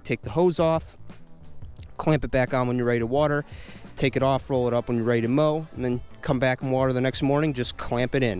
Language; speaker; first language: English; native; English